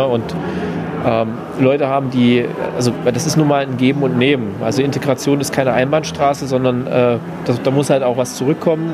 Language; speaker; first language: German; native; German